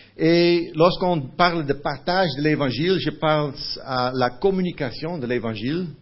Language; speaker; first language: French; non-native, fluent; Dutch